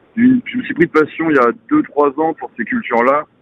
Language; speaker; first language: French; native; French